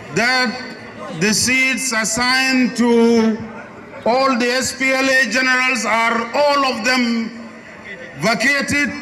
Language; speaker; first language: English; non-native, fluent; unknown